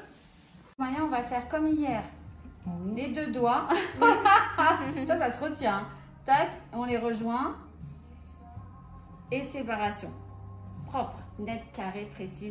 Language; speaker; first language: French; native; French